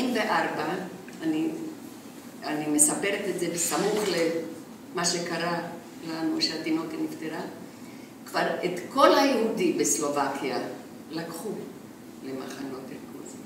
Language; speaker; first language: Hebrew; non-native, fluent; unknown